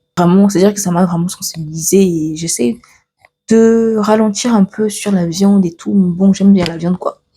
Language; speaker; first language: French; early bilingual, other home language; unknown